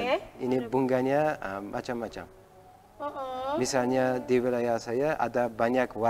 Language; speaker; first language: Indonesian; non-native, learner; Uzbek